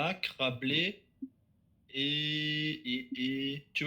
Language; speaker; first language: French; native; French